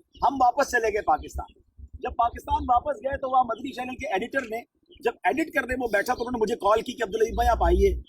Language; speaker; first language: Urdu; native; Urdu